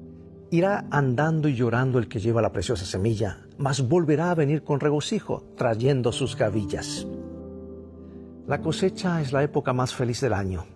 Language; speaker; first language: Spanish; native; Spanish